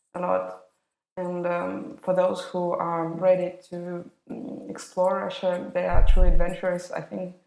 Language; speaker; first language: English; non-native, fluent; Russian